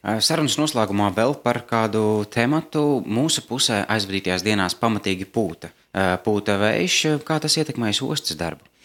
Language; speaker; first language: Latvian; native; Latvian